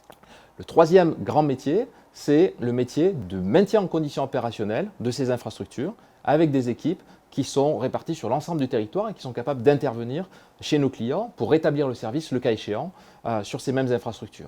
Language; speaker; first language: French; native; French